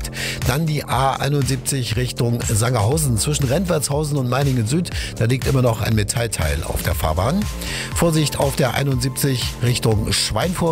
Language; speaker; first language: German; native; German